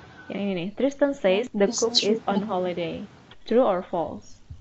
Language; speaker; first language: English; non-native, fluent; Indonesian